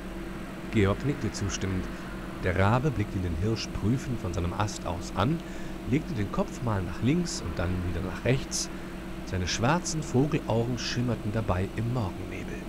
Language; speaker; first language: German; native; German